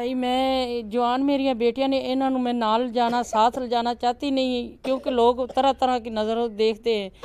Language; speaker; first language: Urdu; non-native, local second language; Punjabi